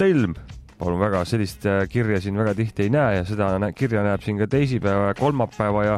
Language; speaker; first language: Estonian; native; Estonian